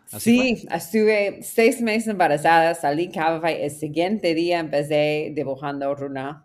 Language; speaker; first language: Spanish; non-native, fluent; English